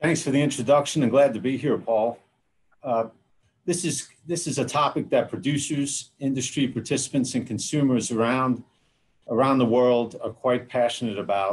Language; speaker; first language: English; native; English